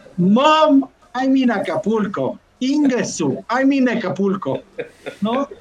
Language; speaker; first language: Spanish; native; Spanish